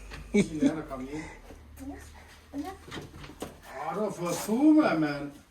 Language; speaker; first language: Danish; native; Danish